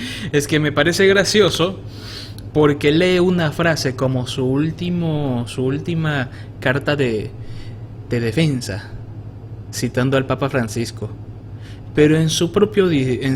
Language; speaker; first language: Spanish; native; Spanish